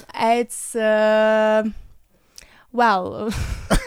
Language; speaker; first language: English; non-native, learner; Ukrainian